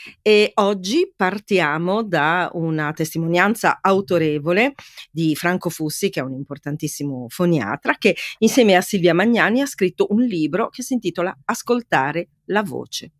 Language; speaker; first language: Italian; native; Italian